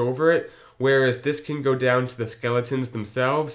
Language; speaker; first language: English; native; English